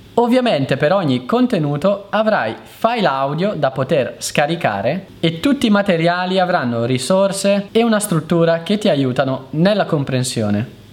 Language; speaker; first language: Italian; native; Italian